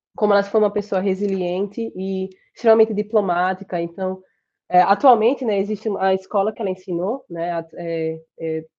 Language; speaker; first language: Portuguese; native; Portuguese